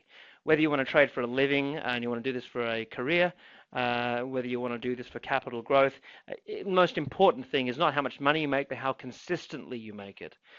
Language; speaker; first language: English; native; English